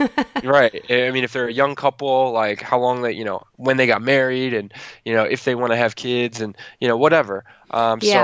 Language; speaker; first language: English; native; English